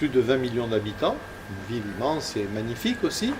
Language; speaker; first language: French; native; French